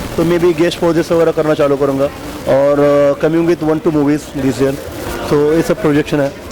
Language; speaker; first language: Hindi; non-native, local second language; Marathi